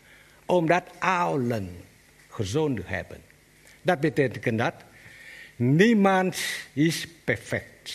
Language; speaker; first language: Dutch; non-native, learner; Vietnamese